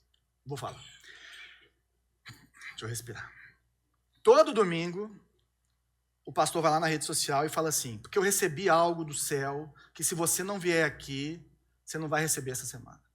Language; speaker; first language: Portuguese; native; Portuguese